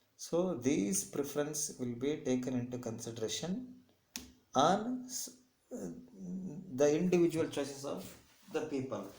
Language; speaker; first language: English; non-native, local second language; Kannada